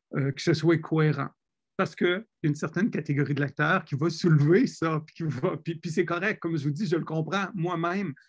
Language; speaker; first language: French; native; French